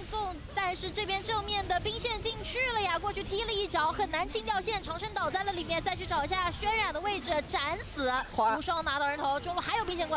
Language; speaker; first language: Chinese; native; Chinese